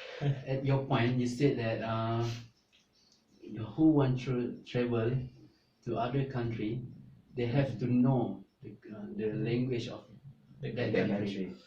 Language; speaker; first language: English; non-native, local second language; Malay